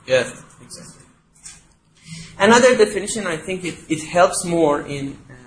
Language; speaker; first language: English; non-native, fluent; Persian